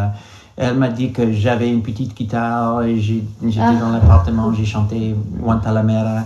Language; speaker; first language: French; non-native, local second language; English